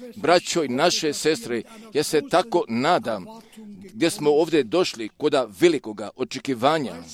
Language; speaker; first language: Croatian; non-native, fluent; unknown